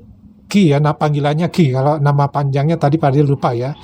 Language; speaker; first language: Indonesian; native; Indonesian